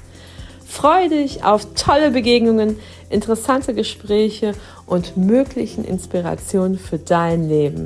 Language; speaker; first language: German; native; German